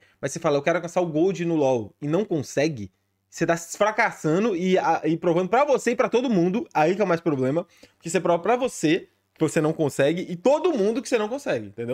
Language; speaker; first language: Portuguese; native; Portuguese